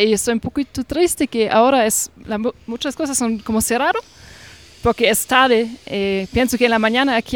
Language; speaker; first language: Spanish; non-native, fluent; German